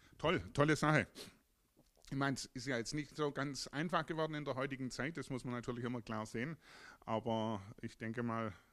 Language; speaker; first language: German; native; German